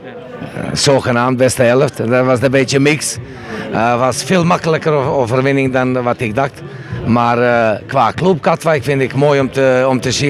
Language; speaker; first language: Dutch; non-native, fluent; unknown